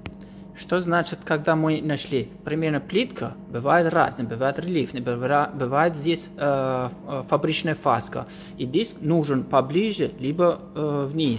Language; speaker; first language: Russian; non-native, learner; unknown